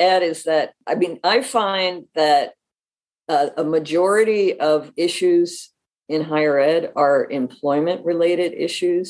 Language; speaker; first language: English; native; English